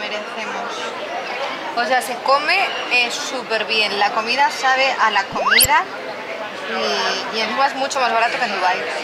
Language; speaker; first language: Spanish; native; Spanish